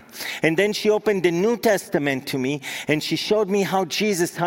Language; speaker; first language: English; non-native, fluent; Hebrew